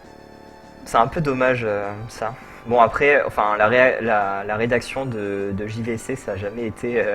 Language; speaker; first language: French; native; French